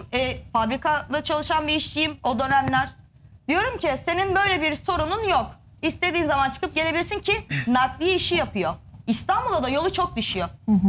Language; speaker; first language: Turkish; native; Turkish